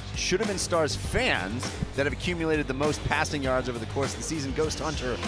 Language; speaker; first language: English; native; English